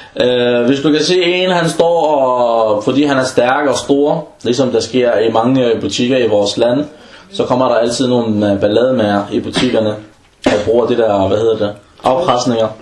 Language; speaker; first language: Danish; early bilingual, other home language; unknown